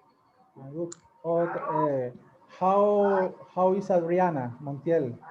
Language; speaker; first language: English; non-native, learner; Spanish